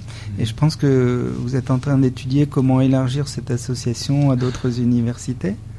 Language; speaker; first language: French; native; French